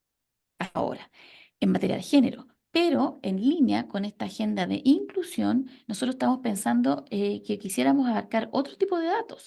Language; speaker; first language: Spanish; native; Spanish